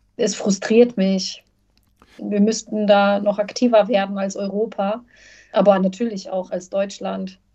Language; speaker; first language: German; early bilingual, other home language; Bosnian